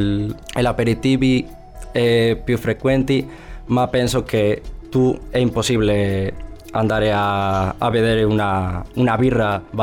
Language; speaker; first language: Italian; non-native, learner; Spanish